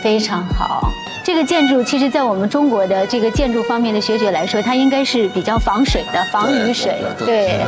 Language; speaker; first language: Chinese; native; Chinese